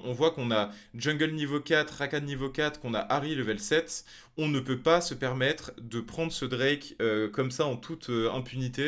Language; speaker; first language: French; native; French